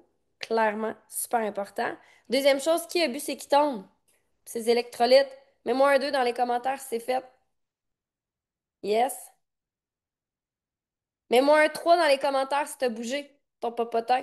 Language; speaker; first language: French; native; French